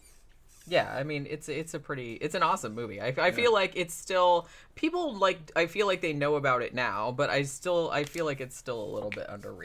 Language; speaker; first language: English; native; English